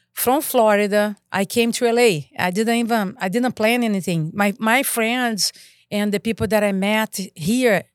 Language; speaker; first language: English; non-native, fluent; Portuguese